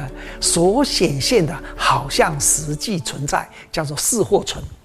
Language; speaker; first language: Chinese; native; Chinese